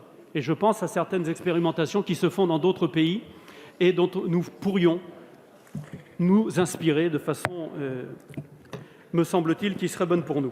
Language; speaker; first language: French; native; French